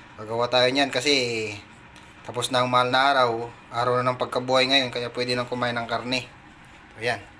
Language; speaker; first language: Filipino; non-native, local second language; Iloko